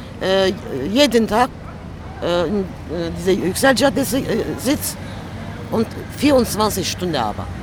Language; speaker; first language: German; non-native, learner; Turkish